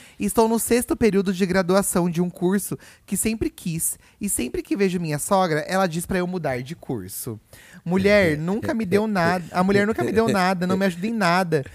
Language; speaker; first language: Portuguese; native; Portuguese